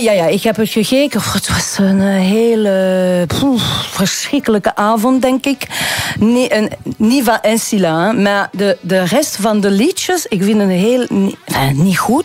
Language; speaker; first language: Dutch; non-native, local second language; French